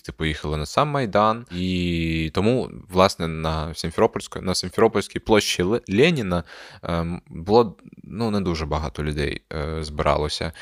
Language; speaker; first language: Ukrainian; non-native, local second language; Russian